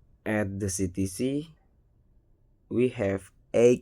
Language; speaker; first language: English; non-native, learner; Indonesian